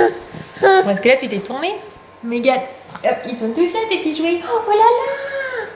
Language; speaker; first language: French; native; French